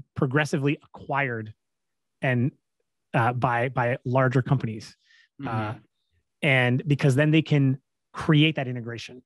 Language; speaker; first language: English; native; English